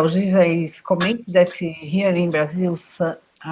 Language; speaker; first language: English; non-native, fluent; Portuguese